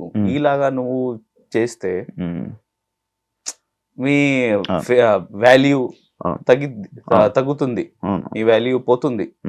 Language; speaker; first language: Telugu; non-native, learner; Hindi